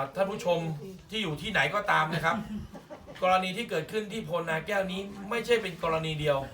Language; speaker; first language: Thai; native; Thai